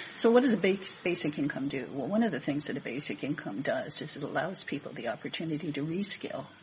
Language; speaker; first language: English; native; English